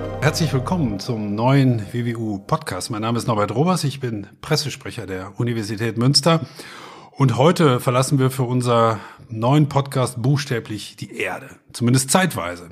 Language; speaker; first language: German; native; German